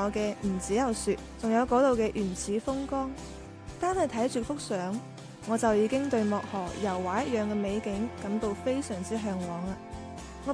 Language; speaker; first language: Chinese; native; Chinese